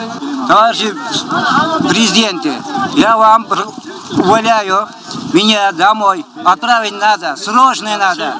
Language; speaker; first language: Russian; non-native, learner; Uzbek